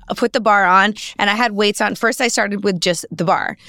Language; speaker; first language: English; native; English